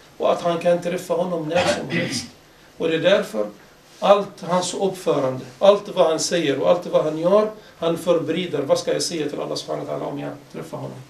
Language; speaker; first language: Swedish; non-native, fluent; Arabic